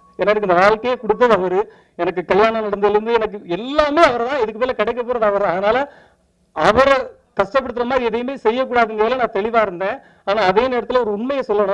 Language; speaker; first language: Tamil; native; Tamil